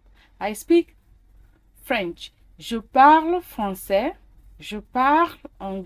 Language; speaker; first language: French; non-native, fluent; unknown